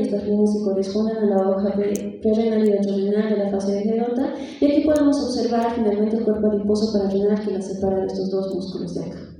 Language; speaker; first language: Spanish; native; Spanish